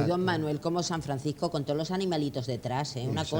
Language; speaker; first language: Spanish; native; Spanish